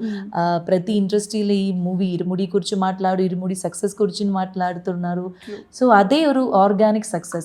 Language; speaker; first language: Telugu; non-native, learner; Malayalam